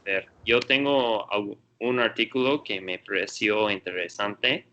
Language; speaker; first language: Spanish; non-native, learner; English